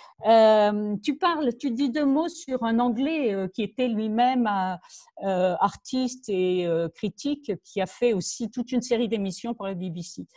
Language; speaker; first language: French; native; French